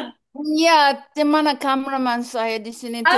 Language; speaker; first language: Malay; non-native, learner; English